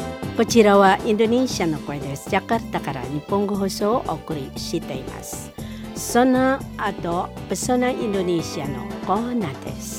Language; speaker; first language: Japanese; non-native, fluent; Indonesian